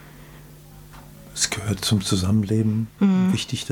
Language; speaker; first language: German; native; German